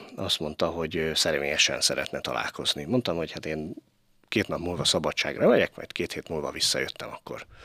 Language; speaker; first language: Hungarian; native; Hungarian